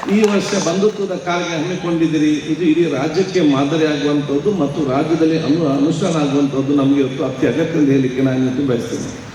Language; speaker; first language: Kannada; non-native, local second language; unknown